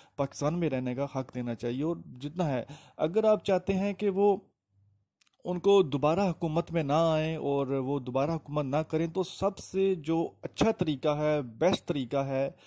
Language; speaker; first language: Urdu; native; Urdu